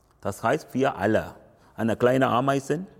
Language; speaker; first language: German; non-native, learner; Tamil